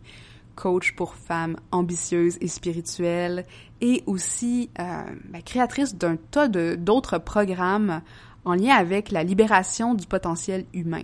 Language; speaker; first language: French; native; French